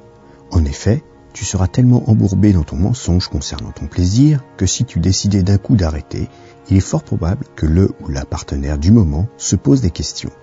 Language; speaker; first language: French; native; French